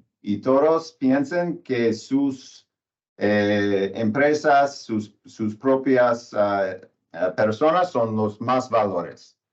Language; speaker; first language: Spanish; non-native, learner; English